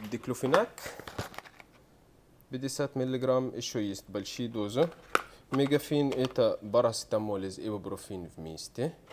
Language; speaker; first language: Russian; non-native, learner; Arabic